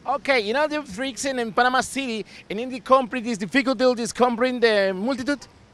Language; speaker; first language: English; non-native, learner; Spanish